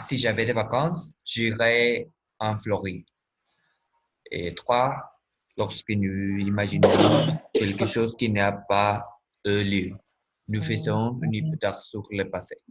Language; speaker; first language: French; non-native, learner; Spanish